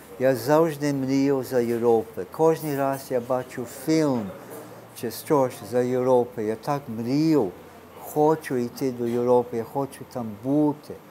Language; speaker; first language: Ukrainian; early bilingual, heritage; Ukrainian